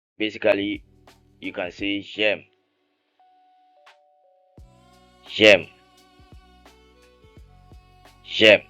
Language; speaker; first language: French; non-native, fluent; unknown